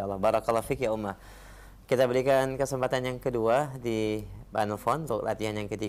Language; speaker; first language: Indonesian; native; Indonesian